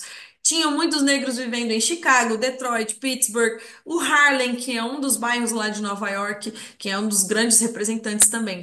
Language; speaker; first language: Portuguese; native; Portuguese